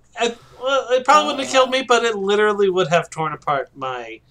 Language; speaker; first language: English; native; English